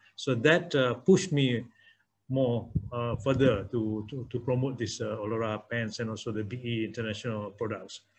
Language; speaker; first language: English; non-native, local second language; Malay